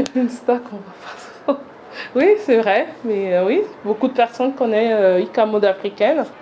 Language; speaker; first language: French; non-native, fluent; English